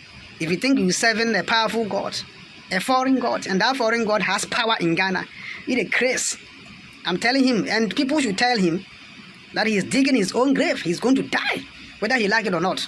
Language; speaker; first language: English; non-native, local second language; Akan